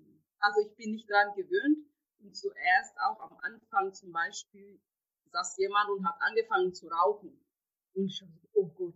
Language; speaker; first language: German; non-native, fluent; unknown